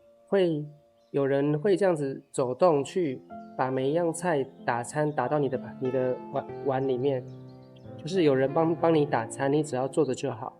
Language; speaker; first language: Chinese; native; Chinese